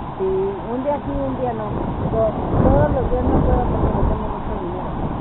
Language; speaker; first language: Spanish; native; Spanish